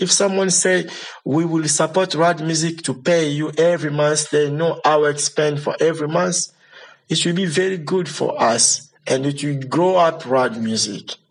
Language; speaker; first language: English; non-native, learner; Lingala